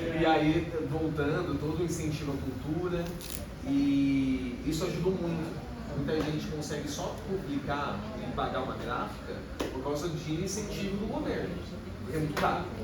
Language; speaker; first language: Portuguese; native; Portuguese